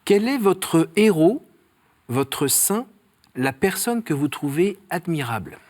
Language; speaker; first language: French; native; French